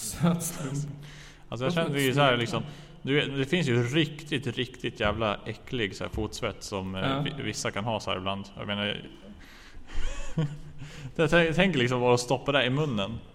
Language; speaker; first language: Swedish; native; Swedish